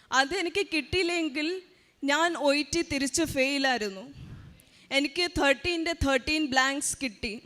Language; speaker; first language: Malayalam; early bilingual, heritage; Malayalam